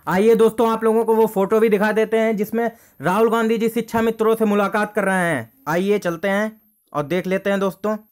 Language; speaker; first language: Hindi; native; Hindi